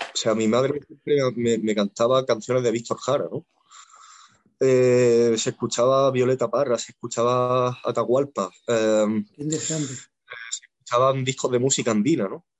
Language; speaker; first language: Spanish; native; Spanish